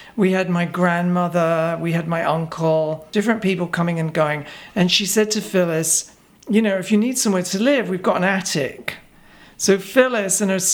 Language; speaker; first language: English; native; English